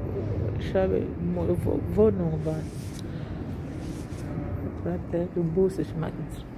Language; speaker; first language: German; non-native, learner; Lingala